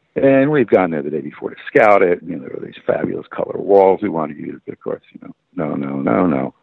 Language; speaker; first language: English; native; English